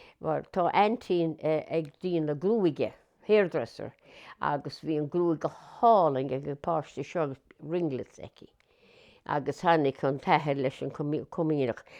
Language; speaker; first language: Irish; native; Irish